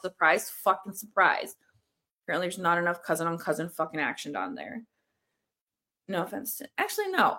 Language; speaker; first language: English; early bilingual, other home language; Spanish